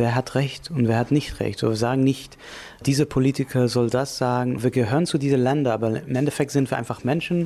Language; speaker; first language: German; non-native, fluent; Hebrew